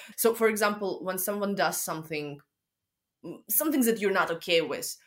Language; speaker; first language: English; non-native, fluent; Russian